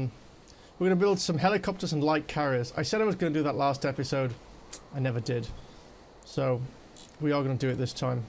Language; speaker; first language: English; native; English